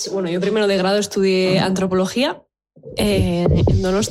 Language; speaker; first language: Spanish; native; Spanish